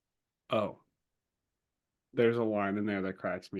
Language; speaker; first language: English; native; English